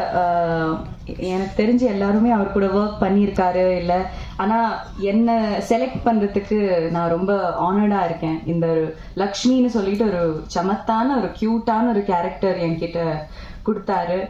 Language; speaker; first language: Tamil; non-native, local second language; Malayalam